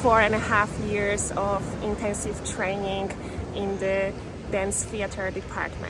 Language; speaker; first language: English; non-native, fluent; Polish